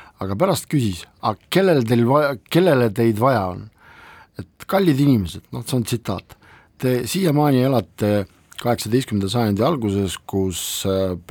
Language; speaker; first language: Estonian; non-native, local second language; Russian